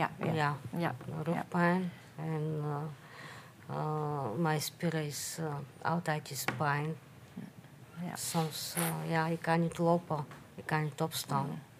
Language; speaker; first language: Dutch; non-native, learner; Bulgarian